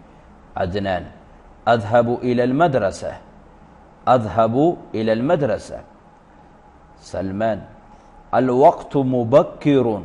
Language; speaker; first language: Arabic; non-native, fluent; Urdu